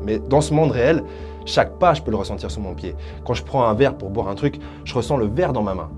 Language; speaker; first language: French; native; French